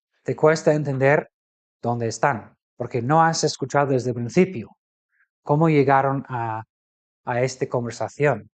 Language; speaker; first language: Spanish; non-native, fluent; English